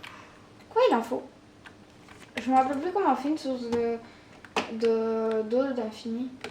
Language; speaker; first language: French; native; French